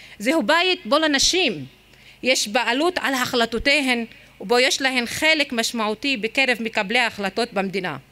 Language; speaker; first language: Hebrew; non-native, local second language; Arabic